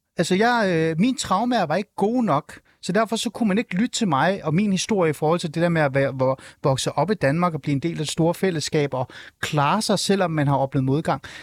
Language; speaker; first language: Danish; early bilingual, other home language; Persian